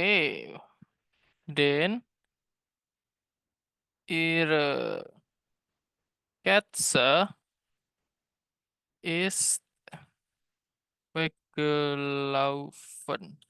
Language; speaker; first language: German; non-native, fluent; Indonesian